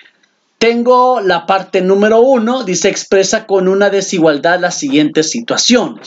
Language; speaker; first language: Spanish; native; Spanish